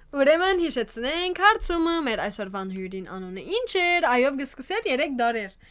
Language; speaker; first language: Armenian; native; Armenian